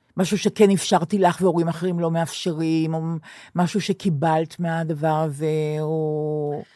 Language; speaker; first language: Hebrew; native; Hebrew